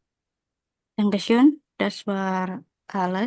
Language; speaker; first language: German; non-native, learner; Indonesian